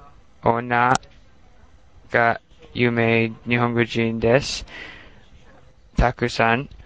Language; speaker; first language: Japanese; non-native, learner; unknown